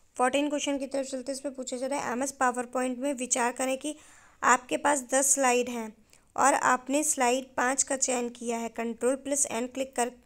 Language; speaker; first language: Hindi; native; Hindi